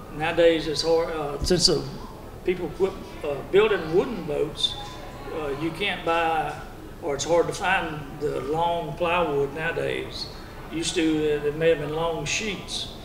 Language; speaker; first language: English; native; English